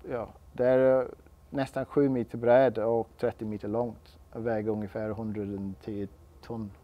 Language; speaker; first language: Swedish; non-native, learner; English